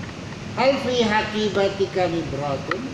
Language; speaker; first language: Arabic; non-native, learner; Indonesian